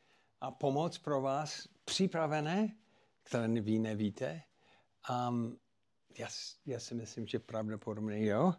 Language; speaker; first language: Czech; non-native, fluent; English